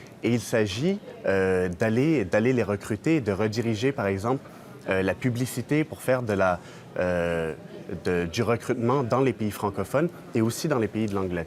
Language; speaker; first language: French; native; French